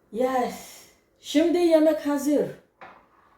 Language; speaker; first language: Turkish; non-native, learner; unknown